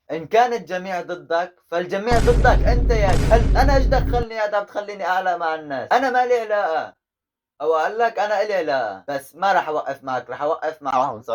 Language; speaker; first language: Arabic; native; Arabic